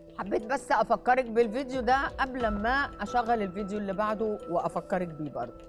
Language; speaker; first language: Arabic; native; Arabic